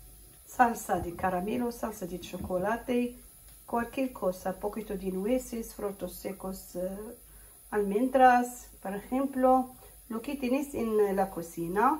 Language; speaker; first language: Spanish; non-native, fluent; Arabic